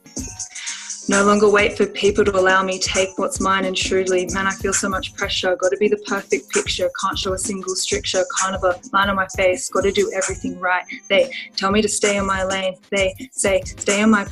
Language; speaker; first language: English; native; English